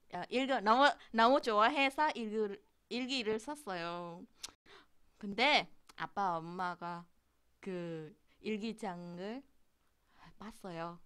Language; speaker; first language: Korean; non-native, learner; Vietnamese